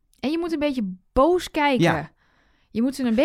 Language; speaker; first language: Dutch; native; Dutch